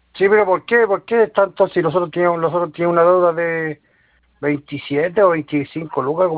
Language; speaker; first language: Spanish; native; Spanish